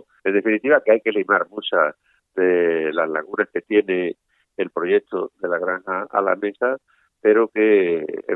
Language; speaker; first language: Spanish; native; Spanish